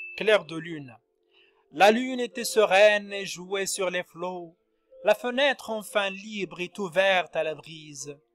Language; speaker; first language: French; non-native, local second language; Arabic